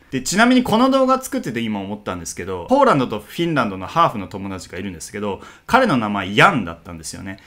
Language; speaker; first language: Japanese; native; Japanese